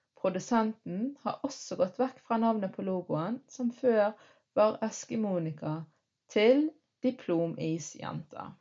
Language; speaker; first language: Norwegian; early bilingual, other home language; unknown